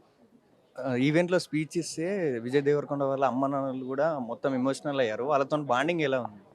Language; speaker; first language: Telugu; native; Telugu